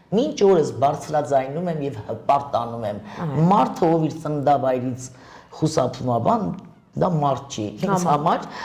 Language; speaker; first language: Armenian; native; Armenian